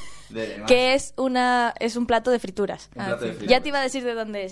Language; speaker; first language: Spanish; native; Spanish